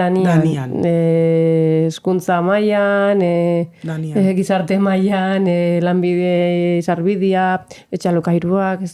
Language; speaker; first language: Basque; native; Basque